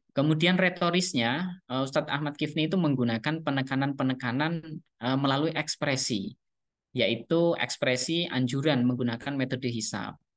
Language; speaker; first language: Indonesian; non-native, local second language; Javanese